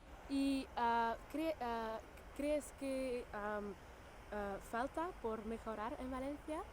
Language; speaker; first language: Spanish; non-native, learner; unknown